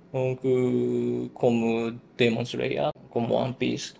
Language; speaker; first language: French; non-native, learner; Japanese